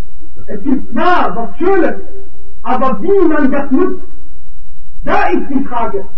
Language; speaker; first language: German; non-native, fluent; Arabic